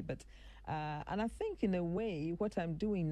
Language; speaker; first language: English; non-native, local second language; Akan